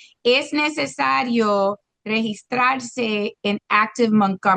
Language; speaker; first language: Spanish; non-native, local second language; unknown